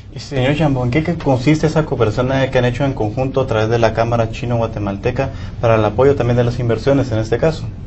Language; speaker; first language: Spanish; native; Spanish